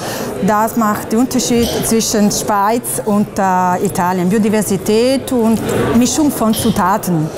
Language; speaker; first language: German; non-native, fluent; Italian